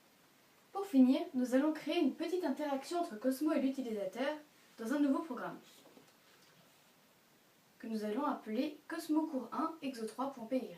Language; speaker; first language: French; native; French